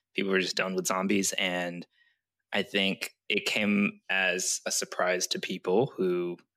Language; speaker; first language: English; early bilingual, other home language; Chinese